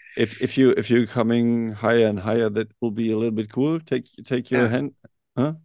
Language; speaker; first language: English; non-native, learner; German